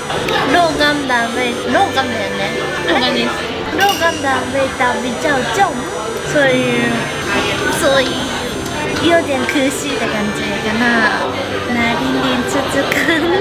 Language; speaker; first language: Chinese; non-native, fluent; Japanese